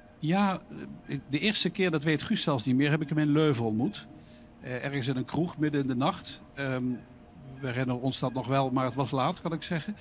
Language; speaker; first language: Dutch; native; Dutch